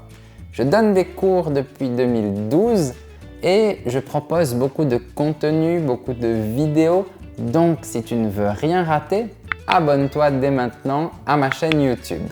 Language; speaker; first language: French; native; French